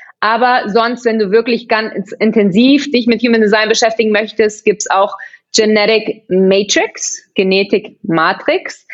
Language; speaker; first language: German; early bilingual, heritage; German